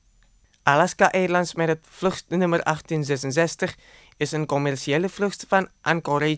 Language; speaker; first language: Dutch; non-native, fluent; Indonesian